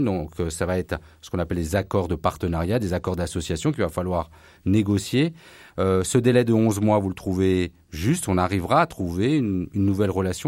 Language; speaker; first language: French; native; French